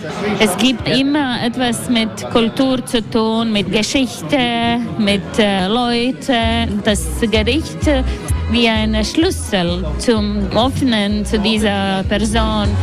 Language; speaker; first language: German; non-native, fluent; Latvian